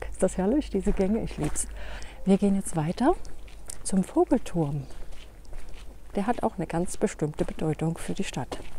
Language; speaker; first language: German; native; German